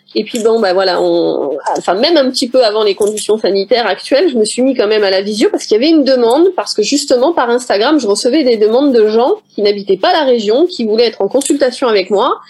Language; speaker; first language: French; native; French